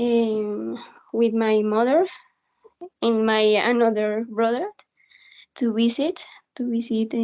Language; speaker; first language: English; non-native, learner; Spanish